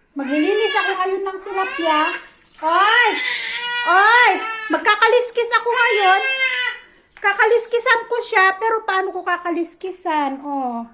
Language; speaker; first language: Filipino; native; Filipino